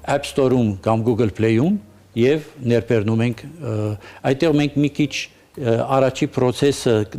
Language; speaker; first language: Armenian; early bilingual, heritage; Armenian